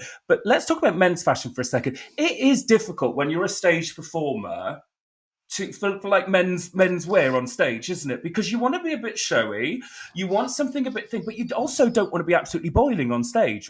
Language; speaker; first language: English; native; English